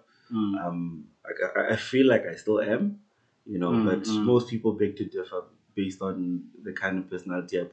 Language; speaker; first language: English; non-native, local second language; Northern Sotho